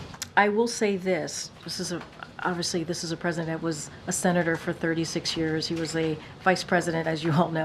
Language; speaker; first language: English; native; English